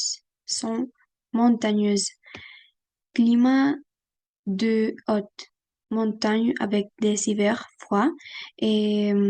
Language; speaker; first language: French; non-native, fluent; Spanish